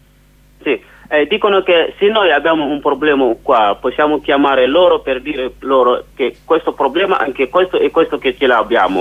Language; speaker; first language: Italian; non-native, learner; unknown